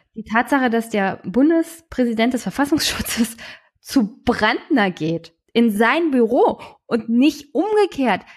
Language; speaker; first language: German; native; German